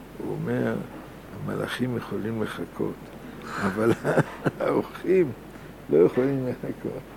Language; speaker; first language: Hebrew; native; Hebrew